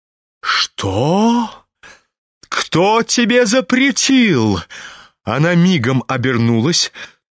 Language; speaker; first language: Russian; native; Russian